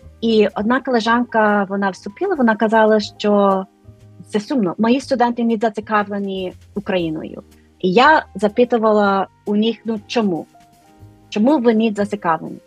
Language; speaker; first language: Ukrainian; non-native, fluent; English